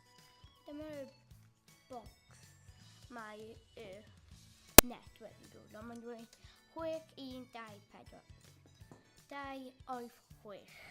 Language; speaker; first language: Welsh; non-native, local second language; English